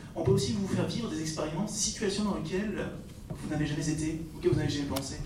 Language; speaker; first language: French; non-native, fluent; Dutch